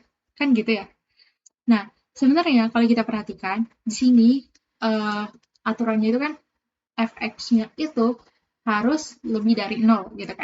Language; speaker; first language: Indonesian; native; Indonesian